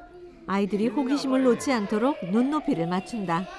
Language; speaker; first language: Korean; native; Korean